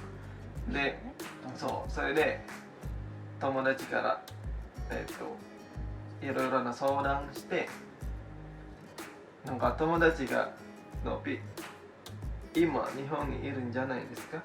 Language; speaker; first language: Japanese; non-native, fluent; Indonesian